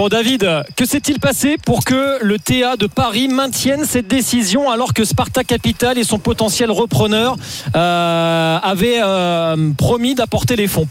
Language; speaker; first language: French; native; French